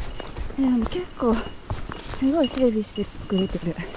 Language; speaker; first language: Japanese; native; Japanese